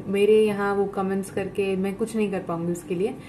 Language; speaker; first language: Hindi; non-native, local second language; Gujarati